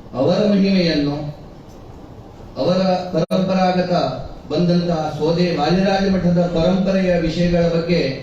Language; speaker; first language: Kannada; non-native, local second language; Konkani